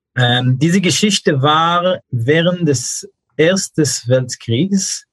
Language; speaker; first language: German; non-native, fluent; English